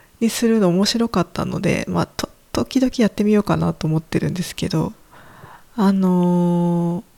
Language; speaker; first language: Japanese; native; Japanese